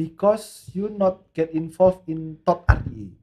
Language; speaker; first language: English; non-native, learner; Indonesian